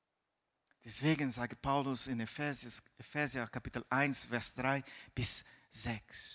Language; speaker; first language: German; non-native, fluent; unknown